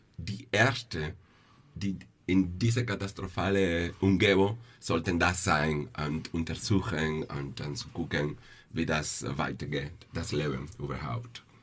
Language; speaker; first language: German; non-native, fluent; Spanish